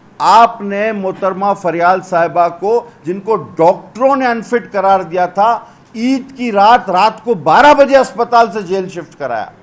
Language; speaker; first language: Urdu; non-native, local second language; Sindhi